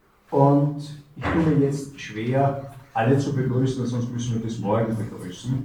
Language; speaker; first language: German; native; German